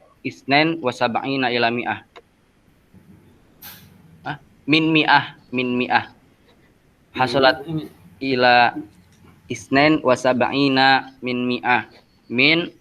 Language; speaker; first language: Arabic; non-native, learner; Indonesian